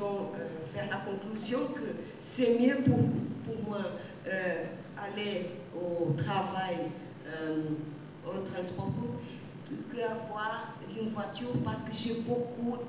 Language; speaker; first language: French; non-native, fluent; Portuguese